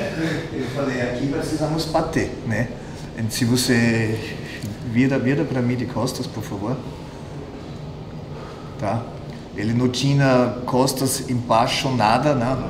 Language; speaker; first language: Portuguese; non-native, fluent; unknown